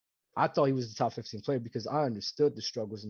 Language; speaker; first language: English; native; English